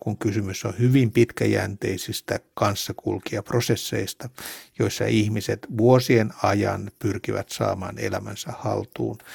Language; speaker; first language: Finnish; native; Finnish